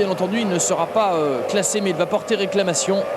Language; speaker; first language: French; native; French